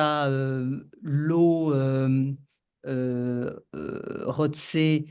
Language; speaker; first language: Hebrew; non-native, learner; French